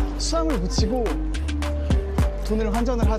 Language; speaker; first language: Korean; native; Korean